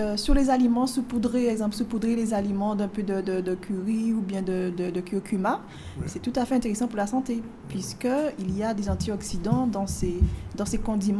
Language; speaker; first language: French; native; French